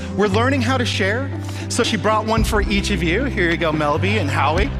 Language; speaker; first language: English; native; English